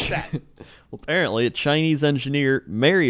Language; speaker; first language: English; native; English